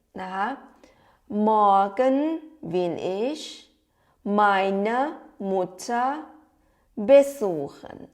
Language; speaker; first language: German; non-native, fluent; Thai